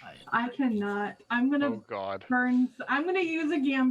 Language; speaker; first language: English; native; English